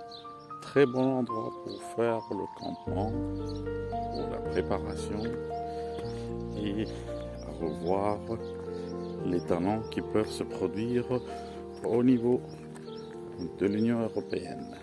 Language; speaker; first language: French; non-native, fluent; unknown